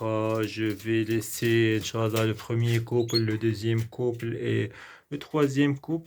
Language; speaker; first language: French; non-native, local second language; Arabic